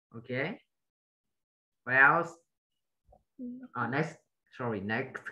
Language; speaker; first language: English; non-native, fluent; Vietnamese